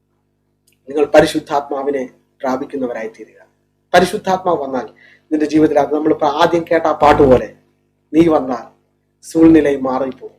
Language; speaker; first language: Malayalam; native; Malayalam